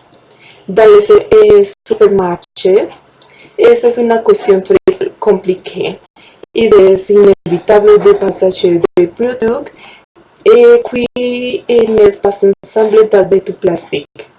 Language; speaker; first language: French; non-native, learner; Spanish